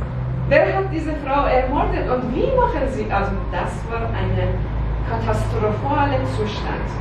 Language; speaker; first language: German; non-native, learner; Persian